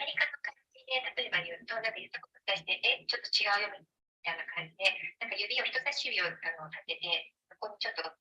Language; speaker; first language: Japanese; native; Japanese